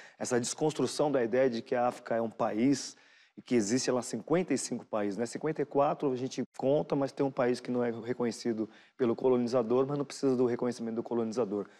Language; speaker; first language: Portuguese; native; Portuguese